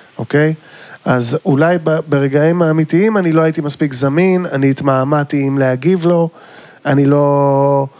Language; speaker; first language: Hebrew; native; Hebrew